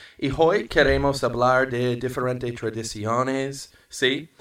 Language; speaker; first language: Spanish; non-native, learner; English